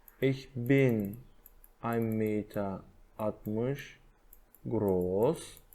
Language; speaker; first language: German; non-native, fluent; Turkish